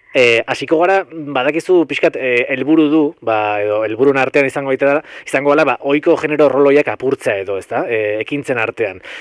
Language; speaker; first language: Basque; native; Basque